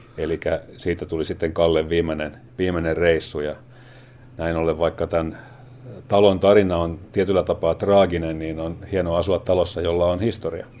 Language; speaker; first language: Finnish; native; Finnish